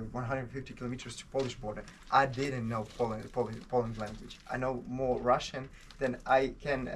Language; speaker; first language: English; non-native, learner; Ukrainian